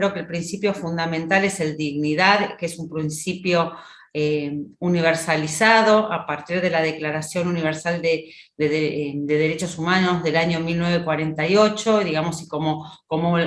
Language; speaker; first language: Spanish; native; Spanish